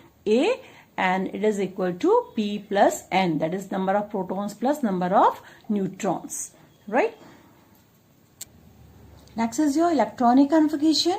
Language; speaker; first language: English; non-native, local second language; Hindi